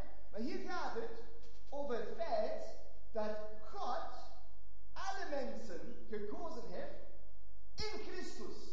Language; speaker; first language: Dutch; non-native, fluent; German